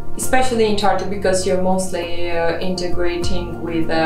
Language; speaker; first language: English; non-native, fluent; Georgian